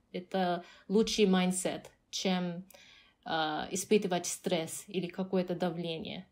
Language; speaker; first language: Russian; non-native, fluent; Japanese